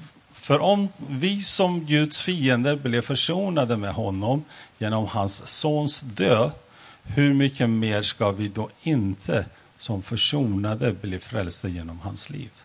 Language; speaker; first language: Swedish; non-native, fluent; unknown